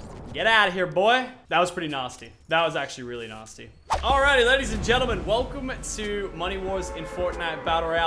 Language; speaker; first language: English; native; English